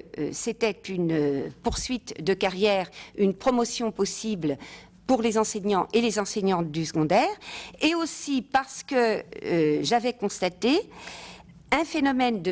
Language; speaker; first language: French; native; French